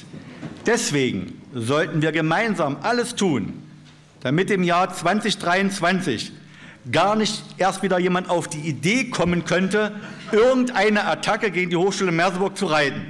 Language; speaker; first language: German; native; German